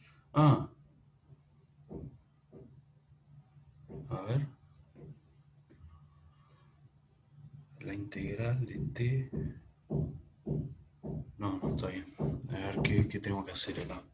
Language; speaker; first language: Spanish; native; Spanish